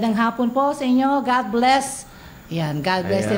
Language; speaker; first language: Filipino; native; Filipino